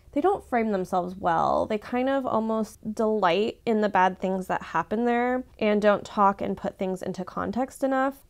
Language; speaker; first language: English; native; English